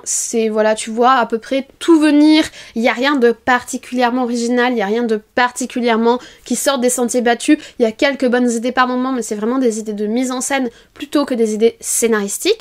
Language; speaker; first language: French; native; French